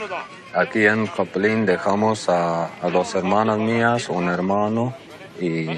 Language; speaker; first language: Spanish; non-native, local second language; Plautdietsch